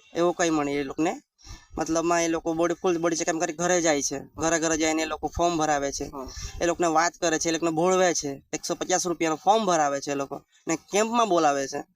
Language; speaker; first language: Gujarati; native; Gujarati